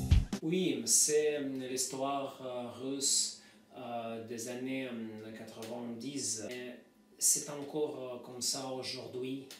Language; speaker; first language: French; non-native, fluent; Russian